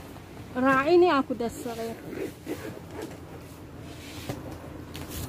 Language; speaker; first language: Arabic; non-native, fluent; Amharic